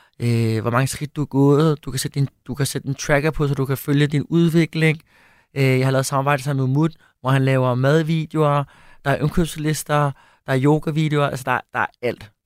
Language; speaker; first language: Danish; early bilingual, other home language; Spanish